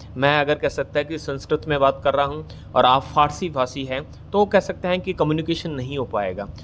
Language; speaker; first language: Hindi; native; Hindi